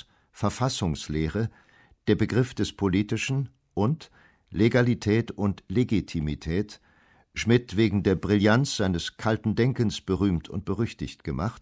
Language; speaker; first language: German; native; German